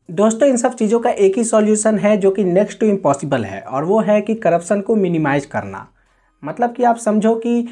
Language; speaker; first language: Hindi; native; Hindi